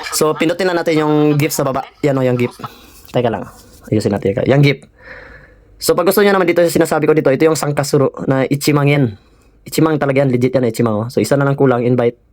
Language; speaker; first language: Filipino; non-native, local second language; Cebuano